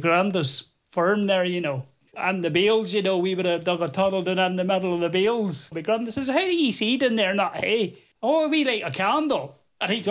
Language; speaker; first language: English; native; English